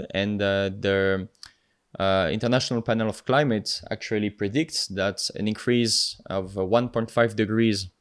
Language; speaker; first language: English; non-native, fluent; French